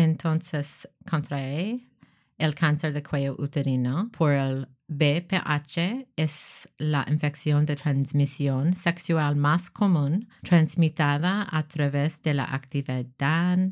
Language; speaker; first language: Spanish; non-native, learner; English